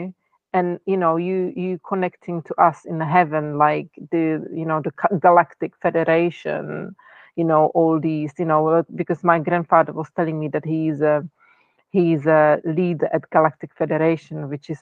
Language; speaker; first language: English; non-native, fluent; Czech